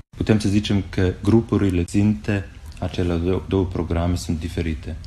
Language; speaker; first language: Romanian; non-native, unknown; German